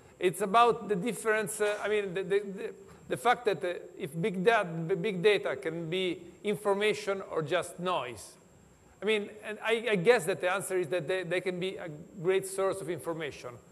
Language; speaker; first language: English; non-native, fluent; Italian